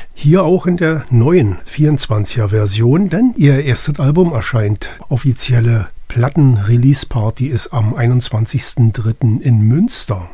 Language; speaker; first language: German; native; German